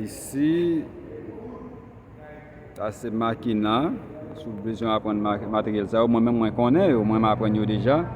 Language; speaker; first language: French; non-native, local second language; Haitian Creole